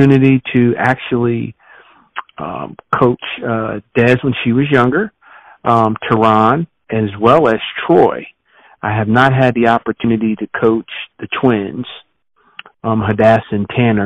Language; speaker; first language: English; native; English